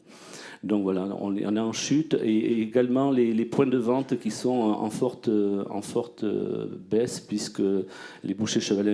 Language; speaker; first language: French; native; French